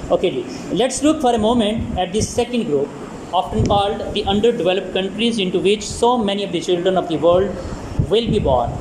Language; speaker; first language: English; non-native, local second language; Urdu